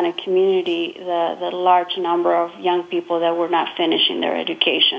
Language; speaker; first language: English; non-native, fluent; Spanish